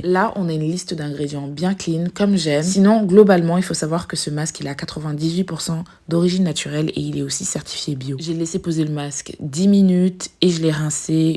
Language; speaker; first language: French; native; French